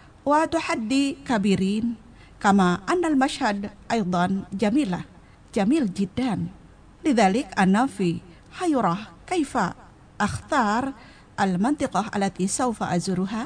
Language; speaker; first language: Arabic; non-native, fluent; Indonesian